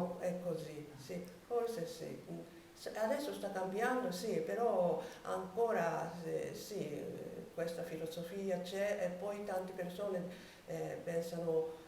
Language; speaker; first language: Italian; non-native, learner; Japanese